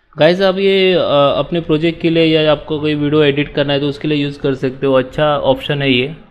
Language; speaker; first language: Hindi; native; Hindi